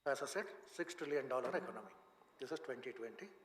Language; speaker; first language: English; non-native, local second language; Kannada